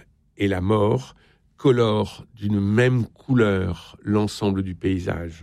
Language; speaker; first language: French; native; French